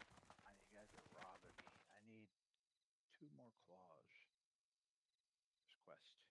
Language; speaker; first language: English; native; English